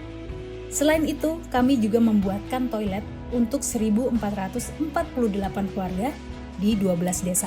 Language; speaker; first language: Indonesian; native; Indonesian